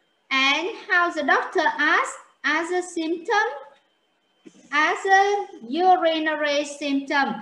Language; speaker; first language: English; non-native, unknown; Vietnamese